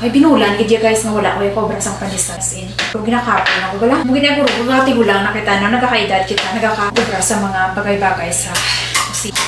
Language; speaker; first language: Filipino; non-native, local second language; Hiligaynon